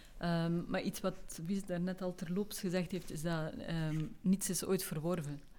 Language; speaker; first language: Dutch; native; Dutch